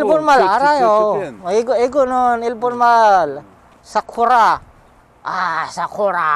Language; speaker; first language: Korean; non-native, learner; Filipino